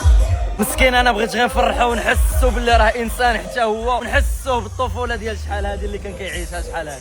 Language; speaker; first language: Arabic; native; Arabic